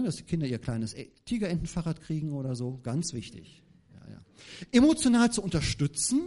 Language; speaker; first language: German; native; German